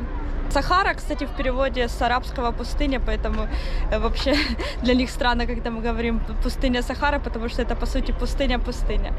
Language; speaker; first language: Russian; native; Russian